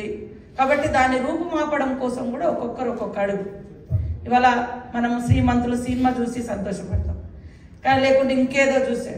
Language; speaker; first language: Telugu; native; Telugu